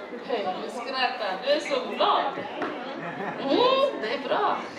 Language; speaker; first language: Swedish; non-native, fluent; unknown